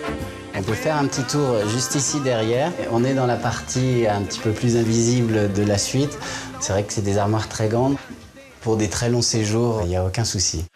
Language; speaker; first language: French; native; French